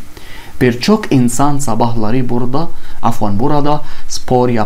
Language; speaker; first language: Turkish; non-native, fluent; Arabic